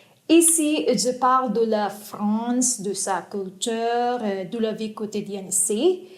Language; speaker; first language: French; non-native, fluent; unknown